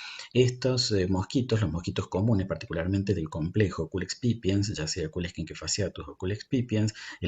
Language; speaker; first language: Spanish; native; Spanish